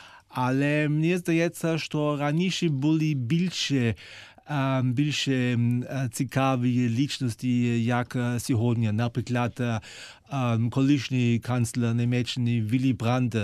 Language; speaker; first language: Ukrainian; non-native, fluent; German